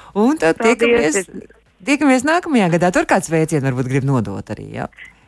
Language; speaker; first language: Latvian; native; Latvian